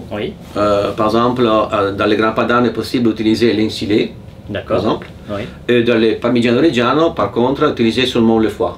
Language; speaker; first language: French; non-native, fluent; Italian